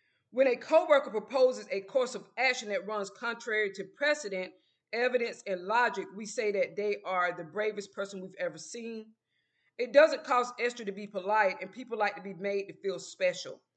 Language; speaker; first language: English; native; English